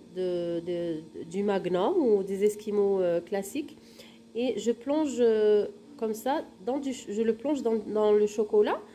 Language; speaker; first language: French; non-native, local second language; Arabic